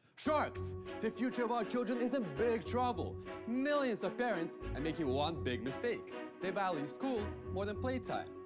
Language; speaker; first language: English; early bilingual, other home language; Ukrainian